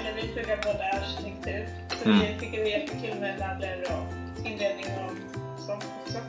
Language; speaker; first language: Swedish; native; Swedish